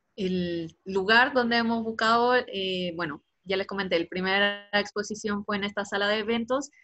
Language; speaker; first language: Spanish; native; Spanish